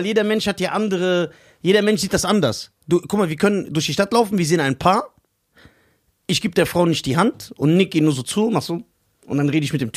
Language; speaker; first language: German; early bilingual, other home language; Persian